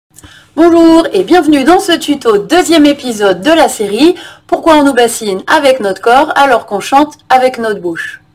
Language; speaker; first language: French; native; French